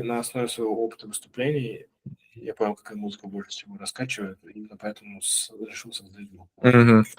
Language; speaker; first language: Russian; native; Russian